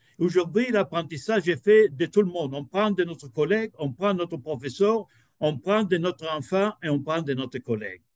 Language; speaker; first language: French; non-native, fluent; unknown